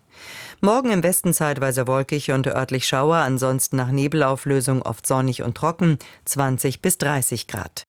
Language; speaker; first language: German; native; German